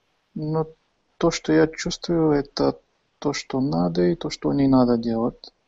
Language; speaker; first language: Russian; non-native, fluent; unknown